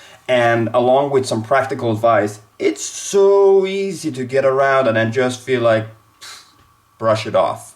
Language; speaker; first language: English; non-native, fluent; Swedish